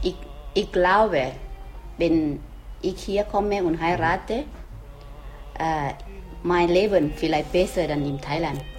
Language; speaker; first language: German; non-native, learner; Thai